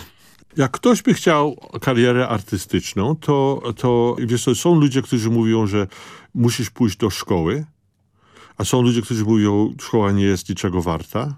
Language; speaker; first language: Polish; early bilingual, other home language; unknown